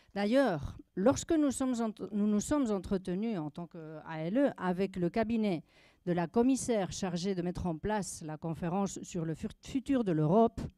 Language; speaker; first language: French; non-native, fluent; Spanish